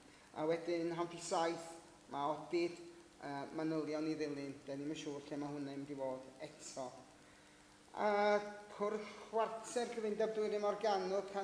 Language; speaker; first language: Welsh; native; Welsh